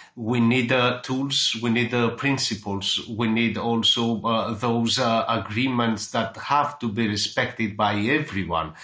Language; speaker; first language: English; non-native, fluent; Greek